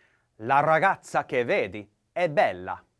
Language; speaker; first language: Italian; non-native, learner; English